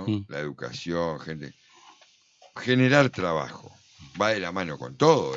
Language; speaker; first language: Spanish; native; Spanish